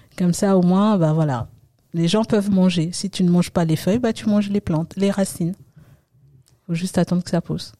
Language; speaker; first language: French; early bilingual, other home language; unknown